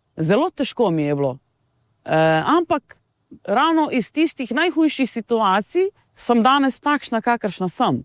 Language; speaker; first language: Slovenian; non-native, local second language; Romany